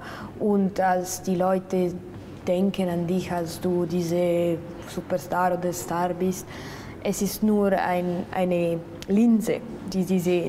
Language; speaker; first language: German; non-native, local second language; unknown